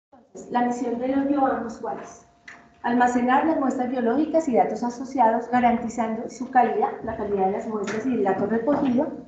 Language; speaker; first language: Spanish; native; Spanish